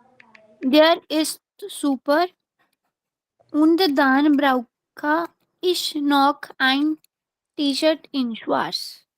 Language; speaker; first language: German; non-native, learner; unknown